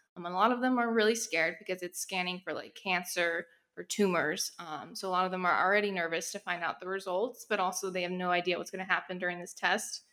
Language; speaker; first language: English; native; English